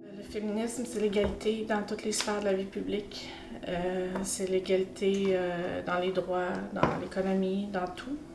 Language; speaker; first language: French; native; French